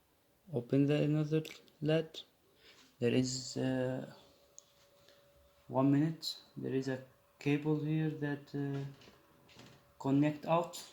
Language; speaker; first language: English; non-native, learner; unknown